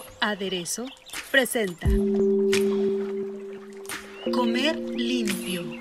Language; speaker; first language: Spanish; native; Spanish